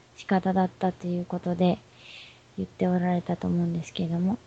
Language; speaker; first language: Japanese; native; Japanese